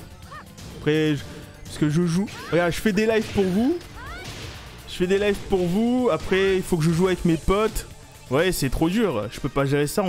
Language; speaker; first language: French; native; French